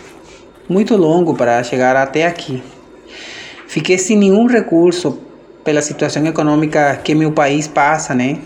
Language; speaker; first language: Portuguese; non-native, fluent; Spanish